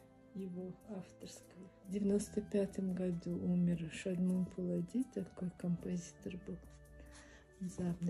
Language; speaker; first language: Russian; non-native, local second language; Tajik